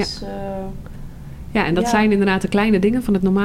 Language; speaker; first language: Dutch; non-native, fluent; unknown